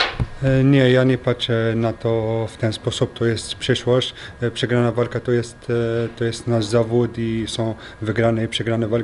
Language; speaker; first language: Polish; non-native, learner; French